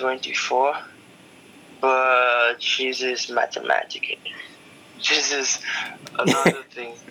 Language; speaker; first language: English; non-native, learner; Portuguese